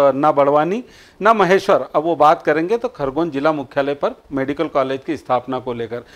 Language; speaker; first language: Hindi; native; Hindi